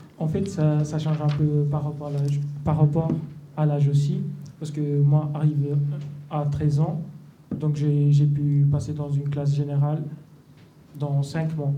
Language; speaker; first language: French; non-native, fluent; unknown